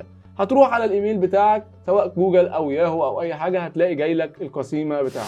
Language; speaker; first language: Arabic; native; Arabic